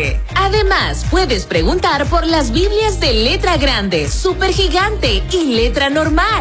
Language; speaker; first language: Spanish; native; Spanish